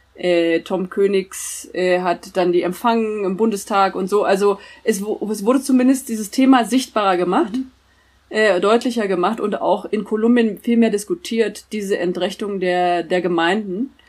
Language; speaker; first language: German; native; German